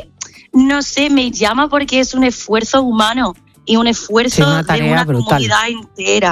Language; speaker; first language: Spanish; non-native, fluent; English